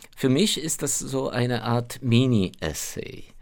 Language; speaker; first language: German; non-native, fluent; Ukrainian